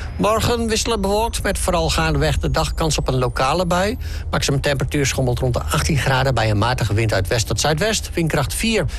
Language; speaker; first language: Dutch; native; Dutch